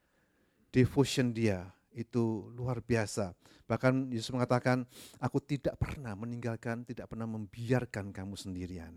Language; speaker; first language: Indonesian; native; Indonesian